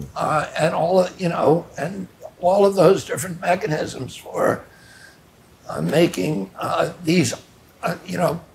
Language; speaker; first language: English; native; English